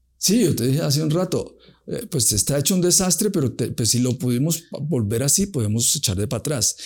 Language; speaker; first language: Spanish; native; Spanish